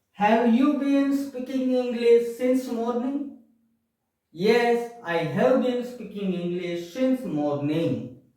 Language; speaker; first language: English; non-native, fluent; Gujarati